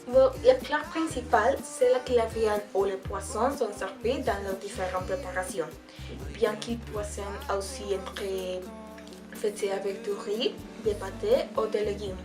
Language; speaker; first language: French; non-native, learner; Spanish